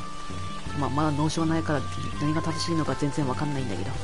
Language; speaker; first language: Japanese; native; Japanese